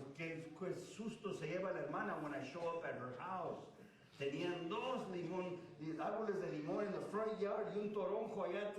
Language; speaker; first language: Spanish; early bilingual, heritage; Spanish